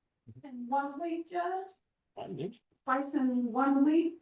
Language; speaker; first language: English; native; English